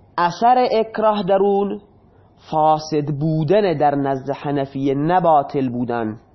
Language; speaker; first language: Persian; non-native, local second language; Baluchi